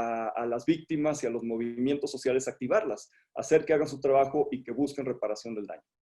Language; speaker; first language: Spanish; native; Spanish